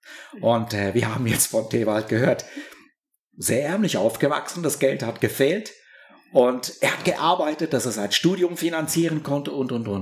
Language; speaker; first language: German; native; German